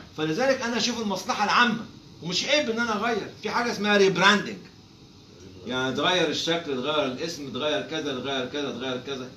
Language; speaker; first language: Arabic; native; Arabic